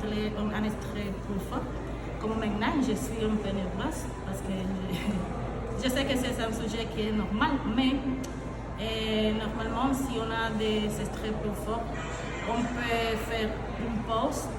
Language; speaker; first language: French; non-native, learner; Spanish